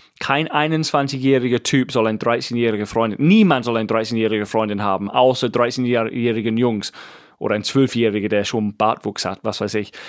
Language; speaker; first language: German; non-native, fluent; English